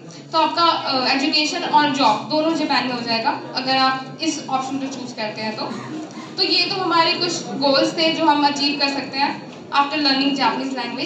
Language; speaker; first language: Hindi; native; Hindi